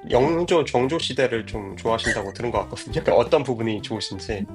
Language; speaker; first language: Korean; native; Korean